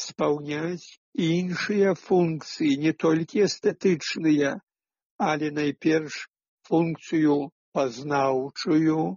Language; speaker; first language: Belarusian; native; Belarusian